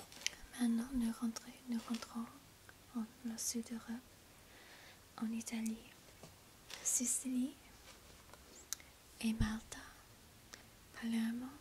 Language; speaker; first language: French; non-native, learner; English